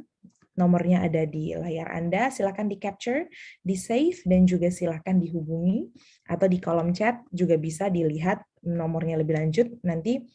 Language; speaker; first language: Indonesian; native; Indonesian